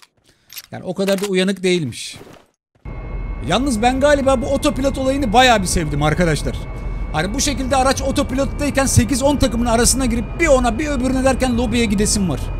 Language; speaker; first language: Turkish; native; Turkish